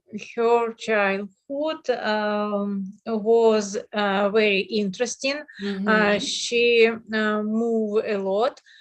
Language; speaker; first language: English; non-native, learner; Russian